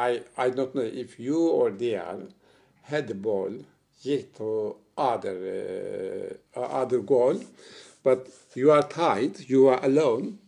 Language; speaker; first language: English; non-native, learner; Turkish